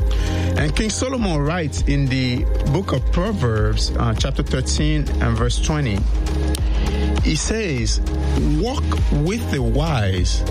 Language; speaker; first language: English; non-native, local second language; Yoruba